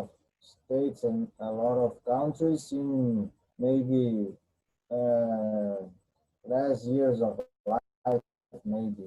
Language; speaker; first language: English; non-native, learner; Portuguese